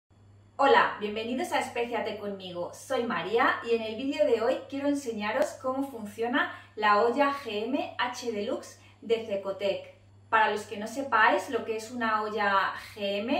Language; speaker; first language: Spanish; native; Spanish